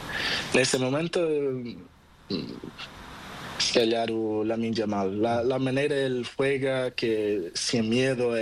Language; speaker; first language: Spanish; non-native, learner; Portuguese